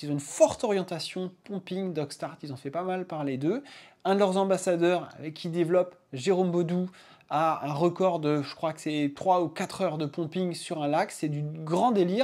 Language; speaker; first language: French; native; French